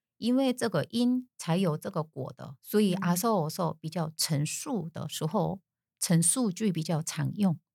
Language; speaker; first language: Chinese; non-native, fluent; Korean